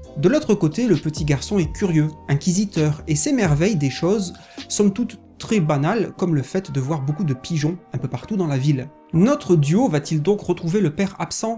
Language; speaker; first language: French; native; French